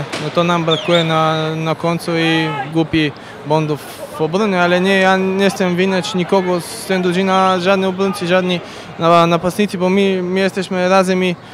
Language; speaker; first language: Polish; non-native, learner; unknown